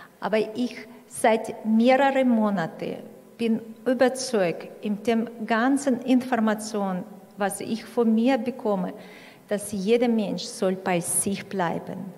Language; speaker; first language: German; non-native, fluent; Russian